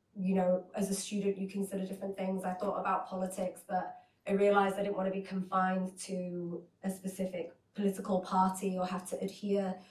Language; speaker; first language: English; native; English